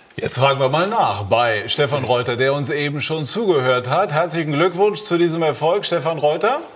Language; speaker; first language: German; native; German